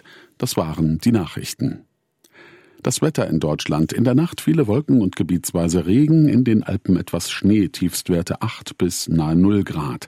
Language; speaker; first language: German; native; German